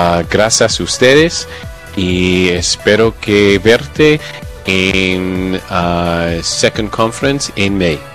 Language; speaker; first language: Spanish; non-native, learner; English